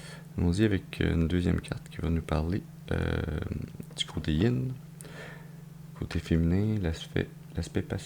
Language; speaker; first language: French; native; French